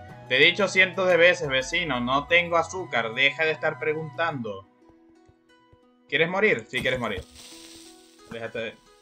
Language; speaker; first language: Spanish; native; Spanish